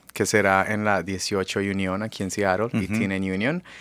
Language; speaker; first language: Spanish; native; Spanish